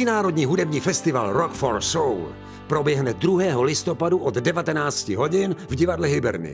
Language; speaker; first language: Czech; native; Czech